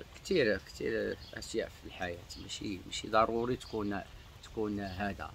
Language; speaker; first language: Arabic; native; Arabic